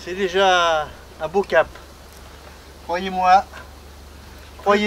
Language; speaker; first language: French; native; French